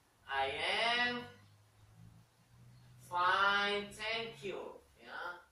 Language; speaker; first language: English; non-native, learner; Indonesian